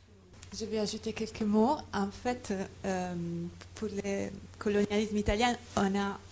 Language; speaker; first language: French; non-native, fluent; Italian